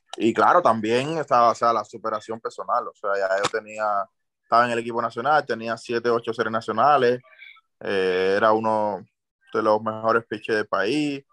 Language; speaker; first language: Spanish; native; Spanish